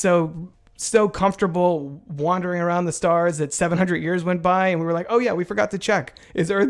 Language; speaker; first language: English; native; English